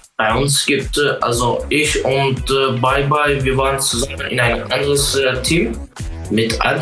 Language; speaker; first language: German; non-native, local second language; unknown